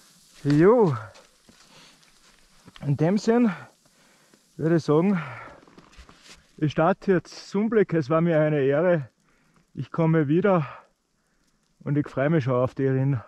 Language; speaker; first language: German; native; German